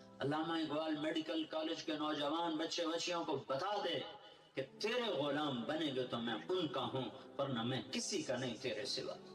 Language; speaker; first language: Urdu; non-native, local second language; Punjabi